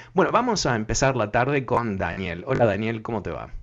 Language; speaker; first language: Spanish; early bilingual, heritage; Spanish